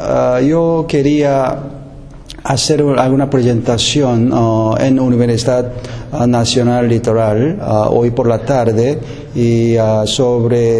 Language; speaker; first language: Spanish; non-native, fluent; Korean